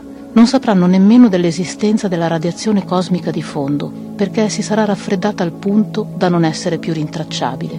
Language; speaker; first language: Italian; native; Italian